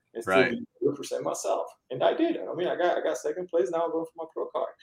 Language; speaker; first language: English; early bilingual, other home language; Spanish